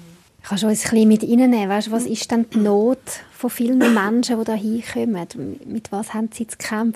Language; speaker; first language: German; native; German